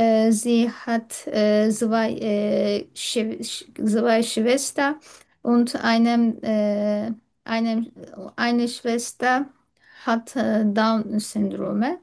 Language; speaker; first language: German; non-native, learner; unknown